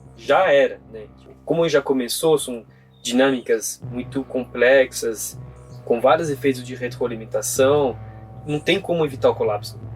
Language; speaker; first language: Portuguese; non-native, fluent; French